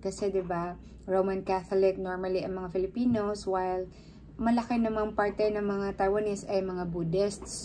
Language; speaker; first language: Filipino; non-native, local second language; Cebuano